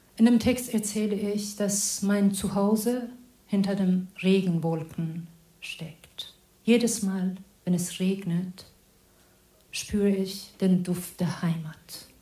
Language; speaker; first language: German; non-native, fluent; Azerbaijani